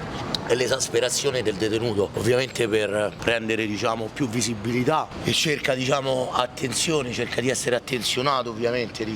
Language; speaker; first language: Italian; native; Italian